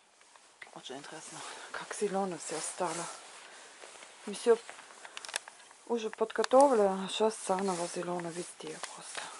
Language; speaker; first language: Russian; non-native, learner; German